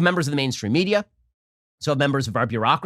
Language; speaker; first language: English; native; English